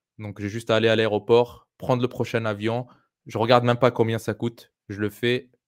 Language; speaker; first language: French; non-native, local second language; Arabic